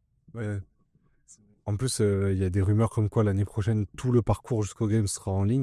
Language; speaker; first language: French; native; French